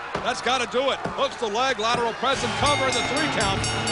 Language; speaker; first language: English; native; English